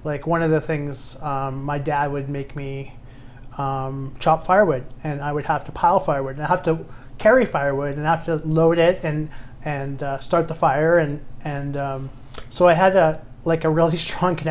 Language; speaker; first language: English; native; English